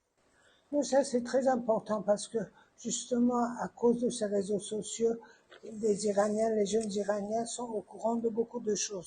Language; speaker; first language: French; non-native, fluent; Persian